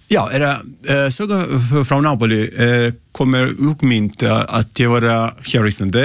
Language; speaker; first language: Icelandic; non-native, learner; Italian